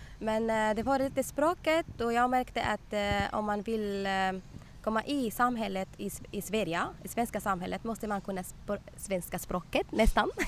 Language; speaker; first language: Swedish; non-native, learner; Arabic